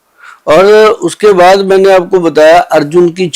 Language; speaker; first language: Hindi; native; Hindi